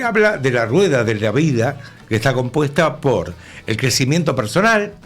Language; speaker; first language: Spanish; native; Spanish